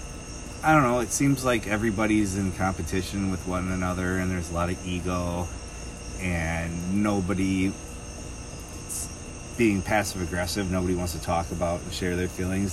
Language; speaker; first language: English; native; English